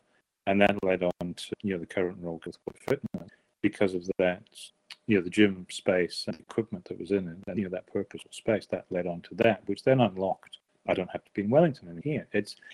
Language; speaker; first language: English; native; English